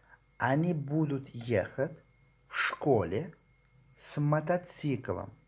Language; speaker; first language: Russian; non-native, learner; Tajik